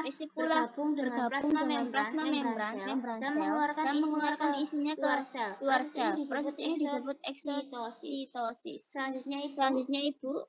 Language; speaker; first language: Indonesian; native; Indonesian